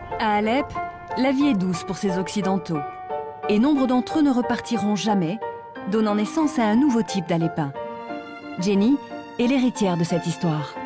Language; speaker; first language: French; native; French